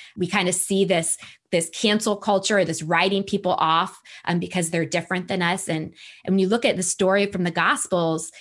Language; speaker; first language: English; native; English